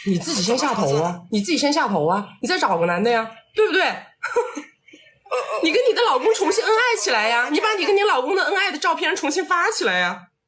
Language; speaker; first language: Chinese; native; Chinese